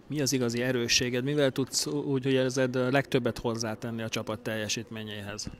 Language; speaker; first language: Hungarian; native; Hungarian